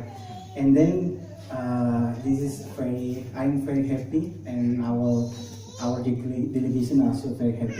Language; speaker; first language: English; non-native, learner; Indonesian